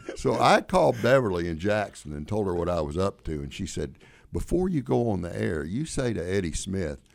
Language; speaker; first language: English; native; English